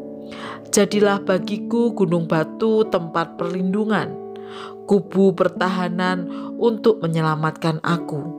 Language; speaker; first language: Indonesian; native; Indonesian